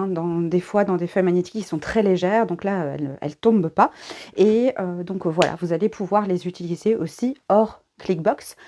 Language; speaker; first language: French; native; French